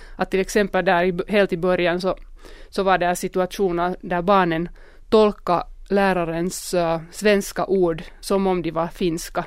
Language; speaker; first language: Swedish; non-native, local second language; Finnish